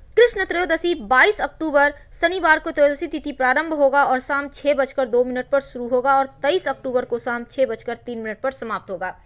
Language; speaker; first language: Hindi; native; Hindi